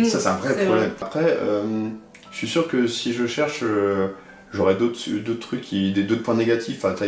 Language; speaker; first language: French; native; French